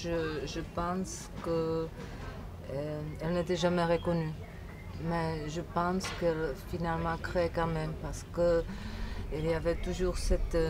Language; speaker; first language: French; non-native, fluent; Czech